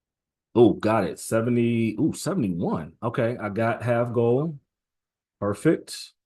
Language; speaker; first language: English; native; English